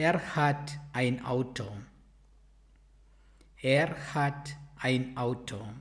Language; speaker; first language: German; non-native, fluent; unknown